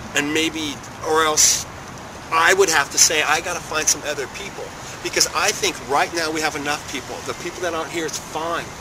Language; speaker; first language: English; native; English